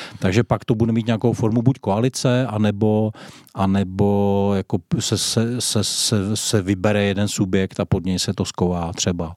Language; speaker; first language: Czech; native; Czech